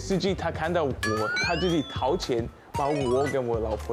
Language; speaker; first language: Chinese; non-native, fluent; English